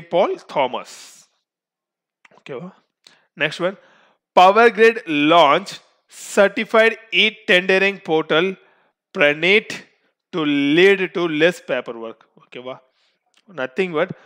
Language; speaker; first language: English; non-native, local second language; Tamil